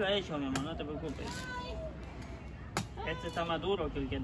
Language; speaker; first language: Spanish; native; Spanish